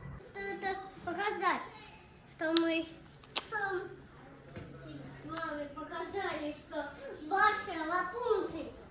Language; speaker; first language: Russian; early bilingual, heritage; Russian